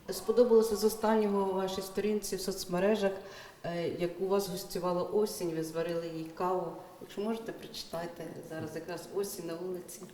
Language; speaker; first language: Ukrainian; native; Ukrainian